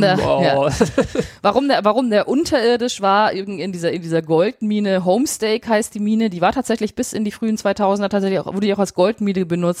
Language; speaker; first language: German; native; German